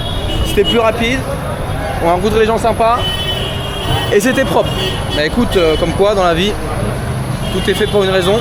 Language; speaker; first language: French; native; French